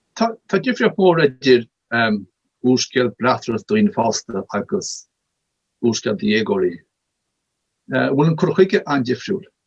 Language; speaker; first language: Irish; native; Irish